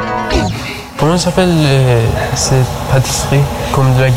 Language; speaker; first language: French; non-native, learner; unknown